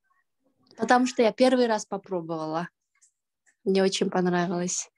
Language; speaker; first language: Russian; non-native, local second language; Kyrgyz